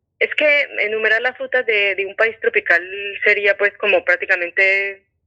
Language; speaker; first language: Spanish; native; Spanish